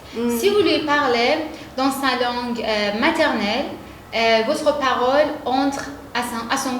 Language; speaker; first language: French; non-native, fluent; Arabic